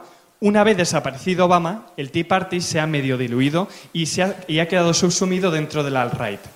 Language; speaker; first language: Spanish; native; Spanish